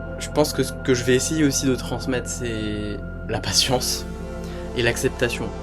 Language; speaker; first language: French; native; French